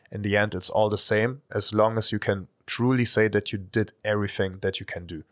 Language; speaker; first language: English; non-native, fluent; German